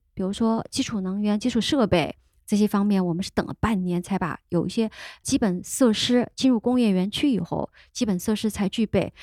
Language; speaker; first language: Chinese; native; Chinese